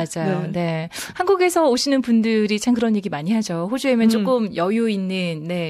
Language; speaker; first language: Korean; native; Korean